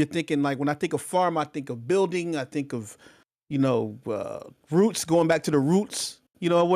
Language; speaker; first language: English; native; English